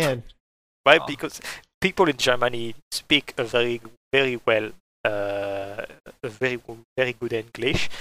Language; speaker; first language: English; non-native, fluent; French